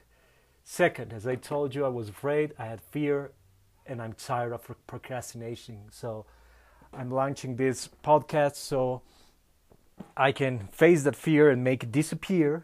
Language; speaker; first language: English; non-native, fluent; Spanish